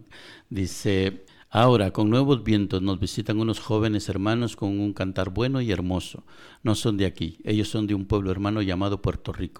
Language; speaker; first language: Spanish; native; Spanish